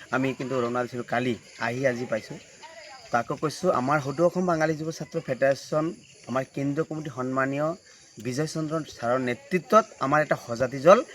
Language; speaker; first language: Assamese; non-native, local second language; Bangla